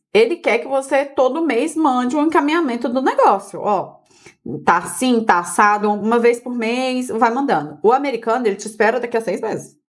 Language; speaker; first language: Portuguese; native; Portuguese